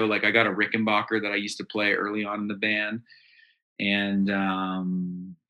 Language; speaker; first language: English; native; English